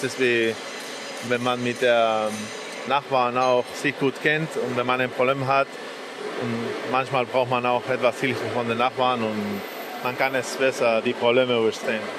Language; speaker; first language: German; non-native, fluent; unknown